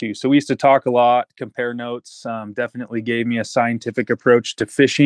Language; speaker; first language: English; native; English